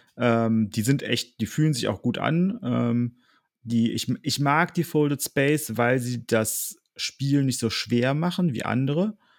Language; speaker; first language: German; native; German